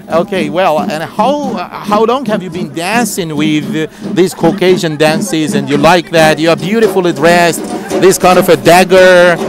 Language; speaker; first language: English; non-native, fluent; Russian